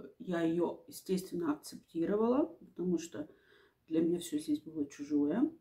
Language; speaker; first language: Russian; native; Russian